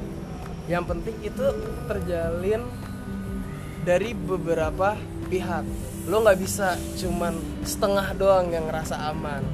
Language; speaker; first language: Indonesian; native; Indonesian